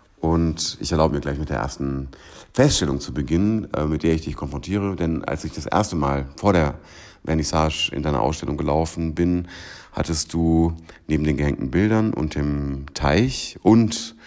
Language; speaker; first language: German; native; German